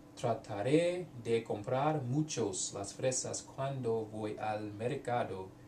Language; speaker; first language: Spanish; non-native, learner; English